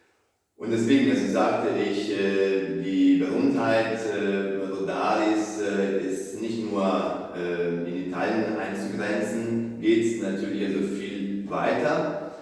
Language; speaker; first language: German; non-native, fluent; Italian